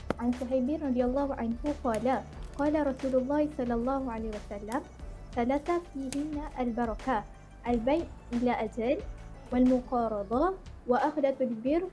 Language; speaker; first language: Arabic; non-native, learner; Malay